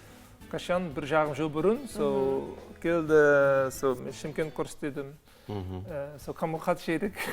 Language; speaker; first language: Kazakh; non-native, learner; Dutch